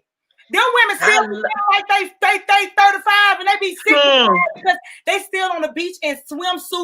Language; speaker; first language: English; native; English